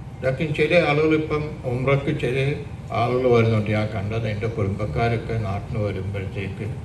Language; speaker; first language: Malayalam; early bilingual, heritage; Malayalam